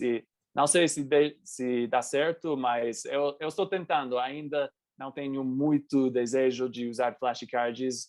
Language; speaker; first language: Portuguese; non-native, fluent; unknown